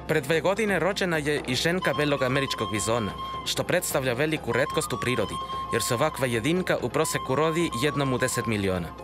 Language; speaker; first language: Serbian; non-native, fluent; Spanish